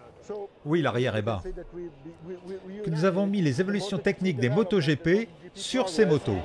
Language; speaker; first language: French; native; French